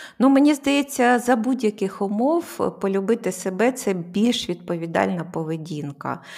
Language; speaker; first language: Ukrainian; non-native, local second language; Russian